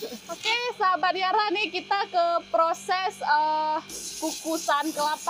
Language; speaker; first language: Indonesian; native; Indonesian